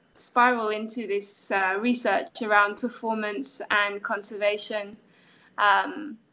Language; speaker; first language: English; non-native, fluent; French